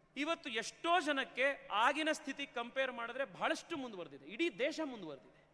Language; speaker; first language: Kannada; native; Kannada